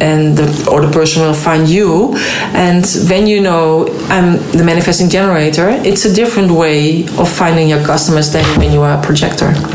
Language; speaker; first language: English; non-native, fluent; Dutch